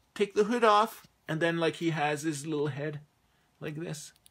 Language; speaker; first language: English; native; English